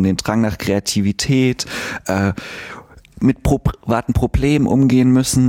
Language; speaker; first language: German; native; German